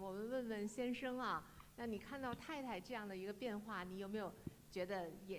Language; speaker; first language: Chinese; native; Chinese